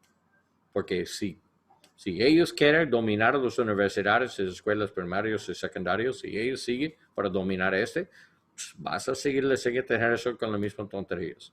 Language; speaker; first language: Spanish; non-native, learner; English